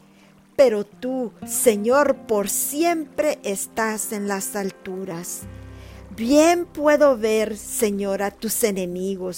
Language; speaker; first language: Spanish; native; Spanish